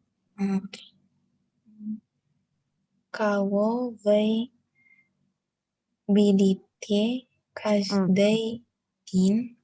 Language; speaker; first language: Russian; non-native, learner; Indonesian